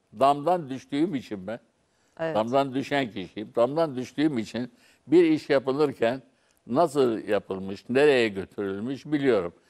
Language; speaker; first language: Turkish; non-native, local second language; Arabic